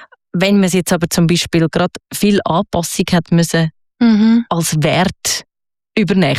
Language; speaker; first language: German; native; German